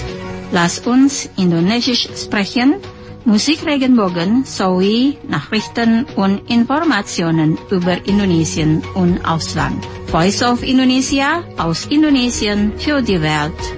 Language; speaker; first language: German; non-native, learner; Indonesian